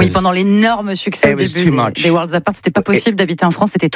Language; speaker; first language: French; native; French